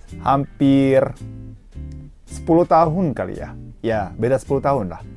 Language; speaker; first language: Indonesian; non-native, fluent; Japanese